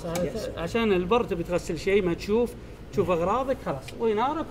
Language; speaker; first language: Arabic; native; Arabic